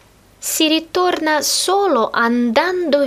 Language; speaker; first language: Italian; non-native, fluent; Russian